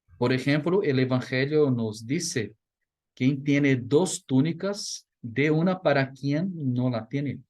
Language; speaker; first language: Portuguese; non-native, learner; Spanish